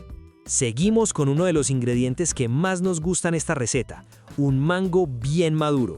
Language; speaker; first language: Spanish; native; Spanish